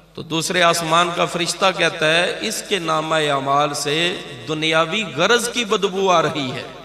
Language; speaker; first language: Urdu; non-native, local second language; Punjabi